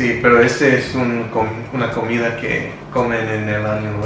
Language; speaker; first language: Spanish; non-native, learner; Vietnamese